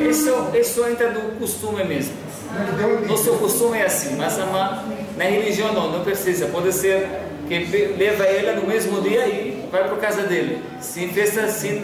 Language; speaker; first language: Portuguese; non-native, fluent; Arabic